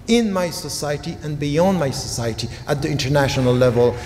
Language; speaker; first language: English; non-native, fluent; French